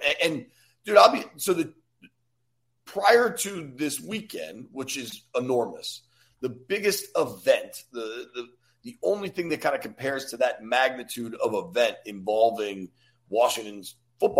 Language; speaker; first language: English; native; English